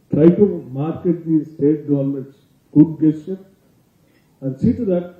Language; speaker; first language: English; non-native, local second language; Telugu